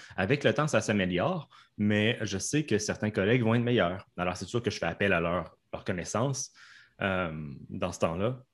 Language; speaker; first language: French; native; French